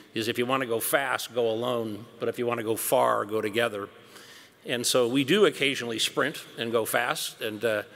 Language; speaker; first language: English; native; English